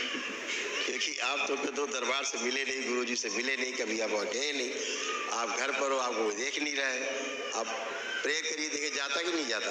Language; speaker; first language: Hindi; native; Hindi